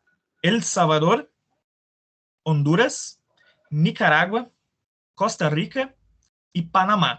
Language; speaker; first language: Spanish; non-native, fluent; Portuguese